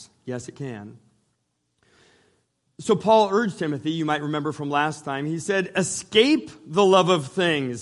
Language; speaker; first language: English; native; English